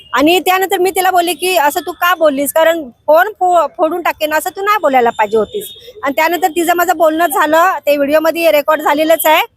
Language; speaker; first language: Marathi; native; Marathi